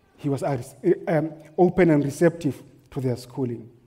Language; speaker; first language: English; non-native, local second language; Northern Sotho